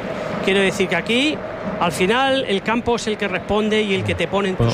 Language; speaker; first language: Spanish; native; Spanish